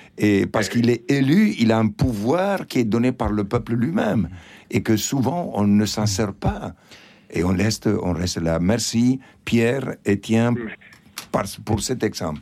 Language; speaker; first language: French; non-native, fluent; Spanish